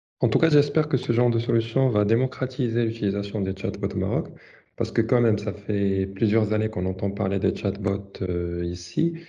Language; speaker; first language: French; non-native, local second language; Arabic